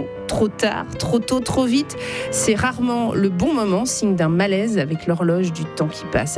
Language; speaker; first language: French; native; French